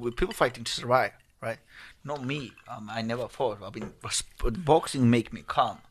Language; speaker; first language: English; non-native, learner; Georgian